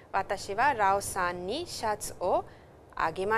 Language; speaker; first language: Japanese; non-native, fluent; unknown